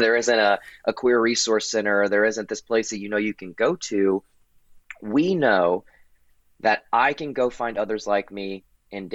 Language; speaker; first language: English; native; English